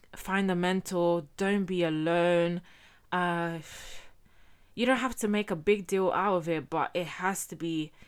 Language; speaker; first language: English; early bilingual, heritage; Spanish